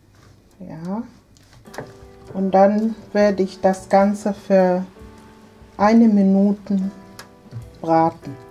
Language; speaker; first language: German; non-native, fluent; Akan